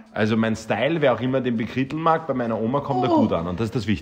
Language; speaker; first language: German; native; German